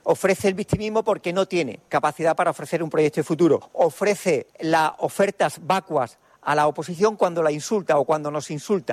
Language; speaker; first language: Spanish; native; Spanish